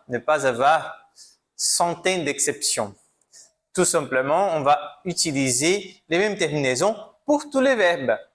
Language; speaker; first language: French; non-native, fluent; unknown